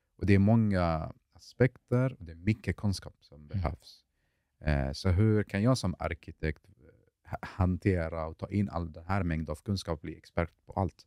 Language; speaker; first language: Swedish; early bilingual, other home language; Arabic